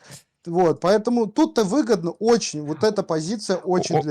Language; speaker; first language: Russian; native; Russian